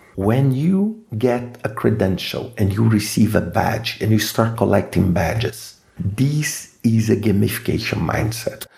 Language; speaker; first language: English; non-native, fluent; Portuguese